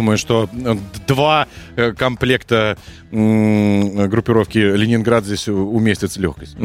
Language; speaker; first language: Russian; native; Russian